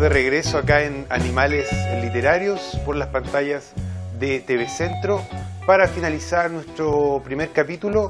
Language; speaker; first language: Spanish; native; Spanish